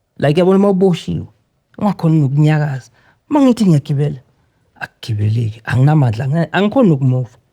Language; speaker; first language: Zulu; native; Zulu